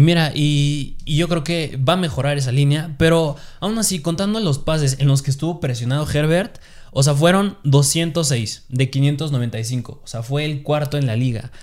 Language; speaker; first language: Spanish; native; Spanish